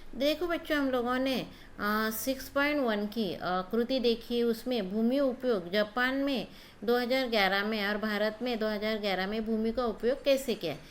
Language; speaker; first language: Hindi; non-native, local second language; Marathi